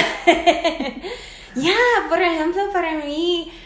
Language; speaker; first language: Spanish; non-native, fluent; English